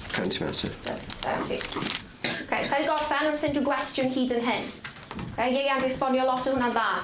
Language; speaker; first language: Welsh; native; Welsh